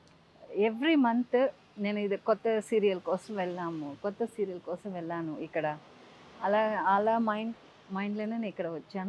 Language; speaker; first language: Telugu; non-native, local second language; Tamil